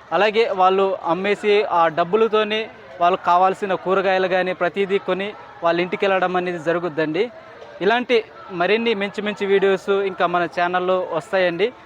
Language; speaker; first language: Telugu; non-native, local second language; Koya